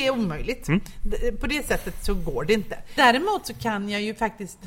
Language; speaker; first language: Swedish; native; Swedish